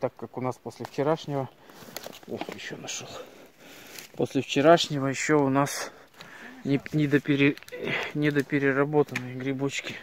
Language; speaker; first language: Russian; native; Russian